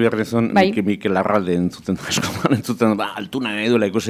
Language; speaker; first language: Basque; native; Basque